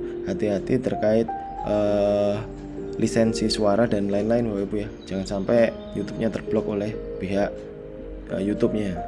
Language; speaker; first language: Indonesian; native; Indonesian